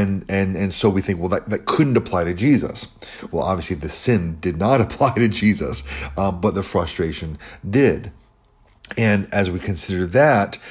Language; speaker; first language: English; native; English